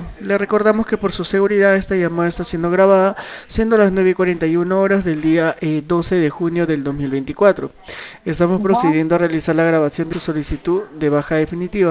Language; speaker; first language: Spanish; native; Spanish